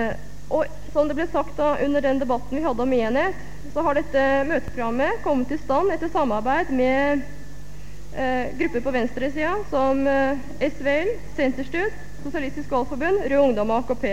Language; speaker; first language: Norwegian; native; Norwegian